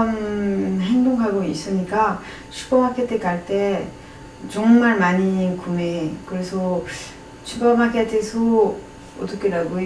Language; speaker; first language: Korean; non-native, learner; French